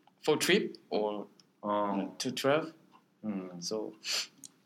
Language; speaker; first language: English; non-native, learner; Korean